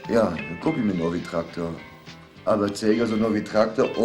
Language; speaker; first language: Macedonian; non-native, learner; German